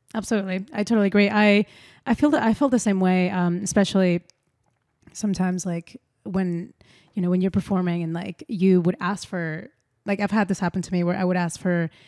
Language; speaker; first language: English; non-native, fluent; Spanish